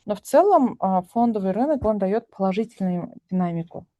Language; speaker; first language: Russian; non-native, local second language; Kazakh